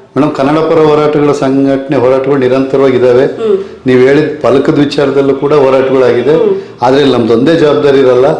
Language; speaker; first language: Kannada; native; Kannada